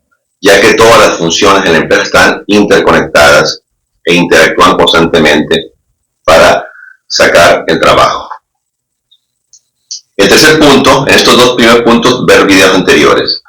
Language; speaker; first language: Spanish; native; Spanish